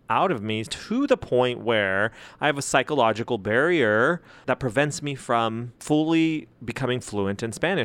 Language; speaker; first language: English; early bilingual, other home language; Spanish